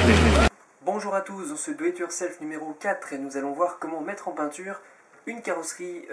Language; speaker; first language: French; native; French